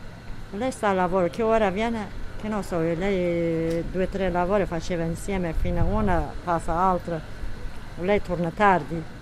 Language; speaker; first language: Italian; non-native, learner; Kurdish